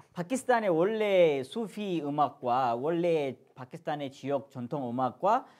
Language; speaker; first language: Korean; non-native, fluent; Urdu